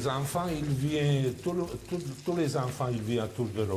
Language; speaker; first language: French; non-native, fluent; Italian